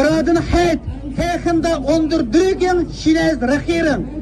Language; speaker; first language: Dutch; non-native, fluent; Uyghur